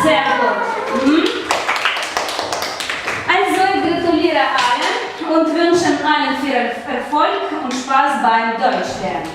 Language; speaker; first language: German; non-native, fluent; Russian